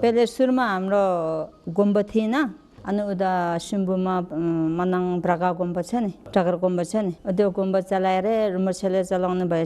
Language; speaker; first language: Nepali; non-native, local second language; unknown